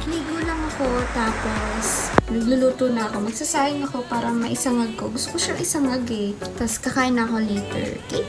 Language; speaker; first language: Filipino; native; Filipino